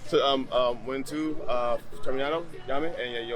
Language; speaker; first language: Spanish; non-native, learner; English